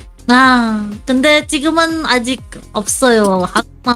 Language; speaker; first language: Korean; non-native, learner; Indonesian